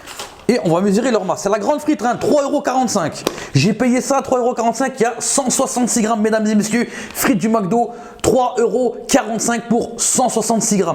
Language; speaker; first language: French; native; French